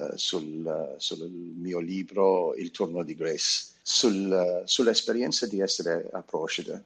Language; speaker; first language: Italian; non-native, fluent; English